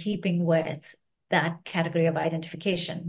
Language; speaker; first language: English; non-native, local second language; Sinhala